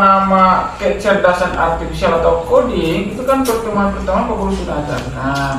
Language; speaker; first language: Indonesian; native; Indonesian